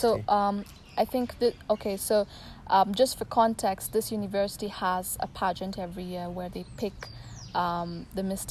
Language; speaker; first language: English; non-native, local second language; Tamil